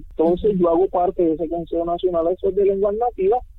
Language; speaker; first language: Spanish; non-native, local second language; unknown